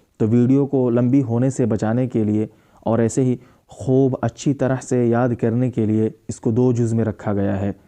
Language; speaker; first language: Urdu; native; Urdu